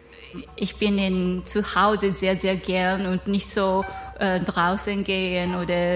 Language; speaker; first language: German; non-native, learner; Japanese